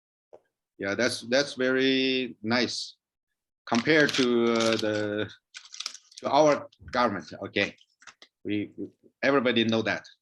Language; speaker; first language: English; non-native, learner; Chinese